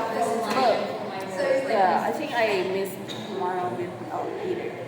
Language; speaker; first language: English; non-native, learner; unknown